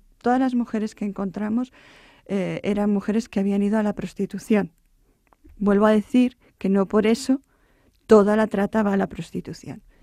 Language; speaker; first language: Spanish; native; Spanish